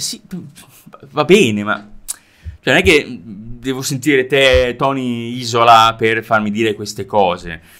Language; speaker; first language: Italian; native; Italian